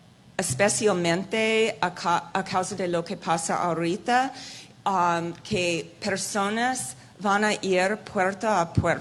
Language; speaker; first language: Spanish; non-native, fluent; English